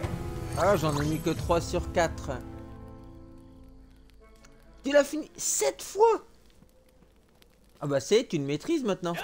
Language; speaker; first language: French; native; French